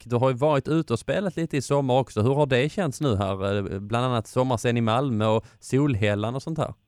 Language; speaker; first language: Swedish; native; Swedish